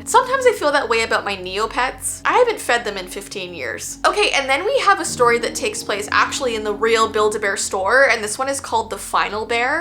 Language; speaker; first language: English; native; English